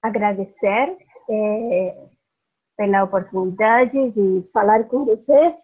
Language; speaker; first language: Portuguese; non-native, learner; Spanish